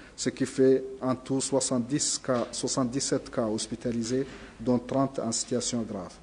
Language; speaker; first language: French; non-native, local second language; Arabic